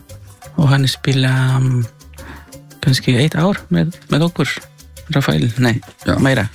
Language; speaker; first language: Icelandic; non-native, learner; Spanish